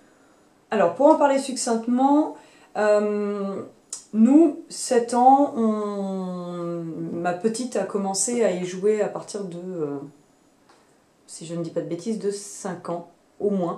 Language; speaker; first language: French; native; French